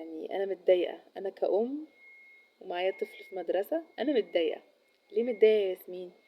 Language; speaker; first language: Arabic; native; Arabic